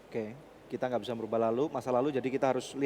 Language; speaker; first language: Indonesian; native; Indonesian